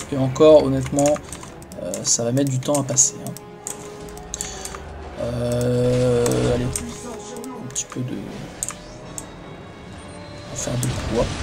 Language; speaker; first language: French; native; French